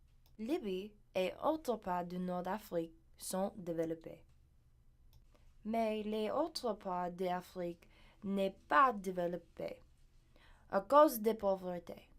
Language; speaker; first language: French; non-native, learner; English